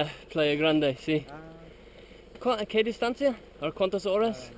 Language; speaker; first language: Spanish; non-native, learner; English